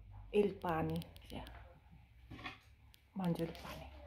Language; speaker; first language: Italian; non-native, fluent; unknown